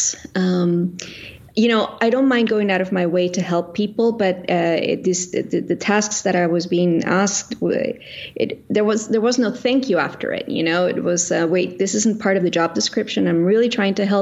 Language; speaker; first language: English; native; English